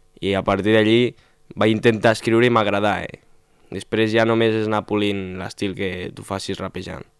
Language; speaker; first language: Catalan; non-native, local second language; Spanish